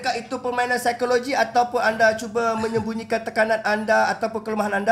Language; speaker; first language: Malay; native; Malay